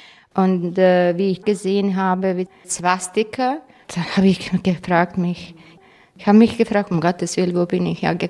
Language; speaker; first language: German; non-native, fluent; Croatian